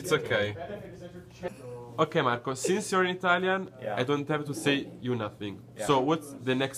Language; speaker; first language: English; non-native, learner; Italian